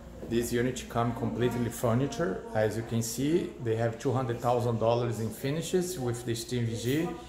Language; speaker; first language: English; non-native, fluent; Portuguese